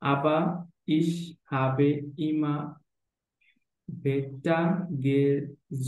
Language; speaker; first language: German; non-native, learner; Bangla